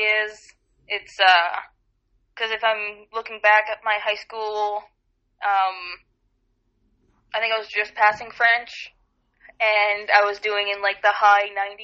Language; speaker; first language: English; non-native, fluent; French